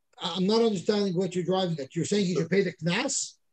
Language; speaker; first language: English; native; English